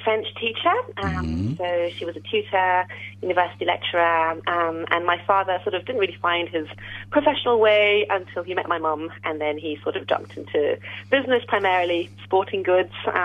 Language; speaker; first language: English; non-native, local second language; French